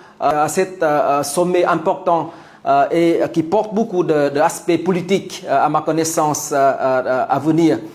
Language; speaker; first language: French; non-native, fluent; Vietnamese